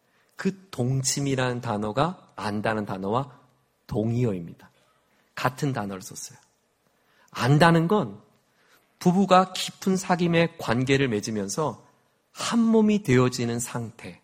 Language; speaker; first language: Korean; native; Korean